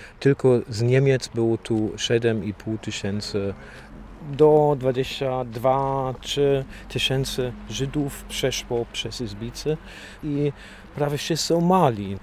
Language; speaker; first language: Polish; non-native, fluent; German